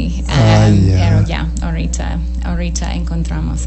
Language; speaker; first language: Spanish; non-native, fluent; English